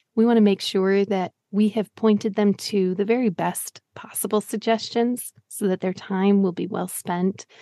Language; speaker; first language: English; native; English